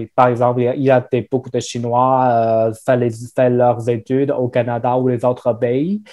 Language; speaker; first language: French; non-native, fluent; Chinese